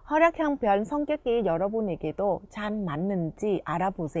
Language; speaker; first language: Korean; non-native, fluent; Vietnamese